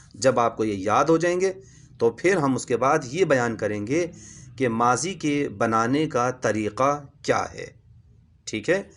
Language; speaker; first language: Urdu; native; Urdu